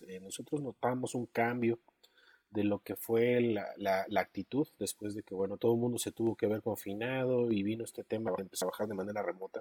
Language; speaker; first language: Spanish; native; Spanish